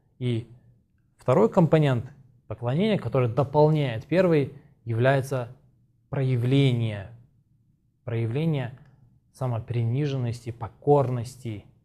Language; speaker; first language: Russian; non-native, local second language; Azerbaijani